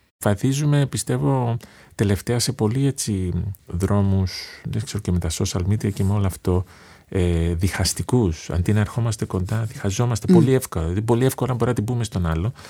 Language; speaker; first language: Greek; native; Greek